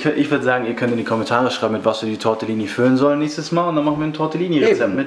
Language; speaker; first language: German; native; German